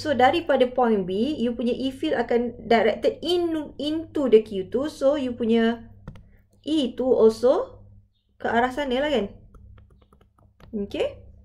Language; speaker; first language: English; non-native, local second language; Malay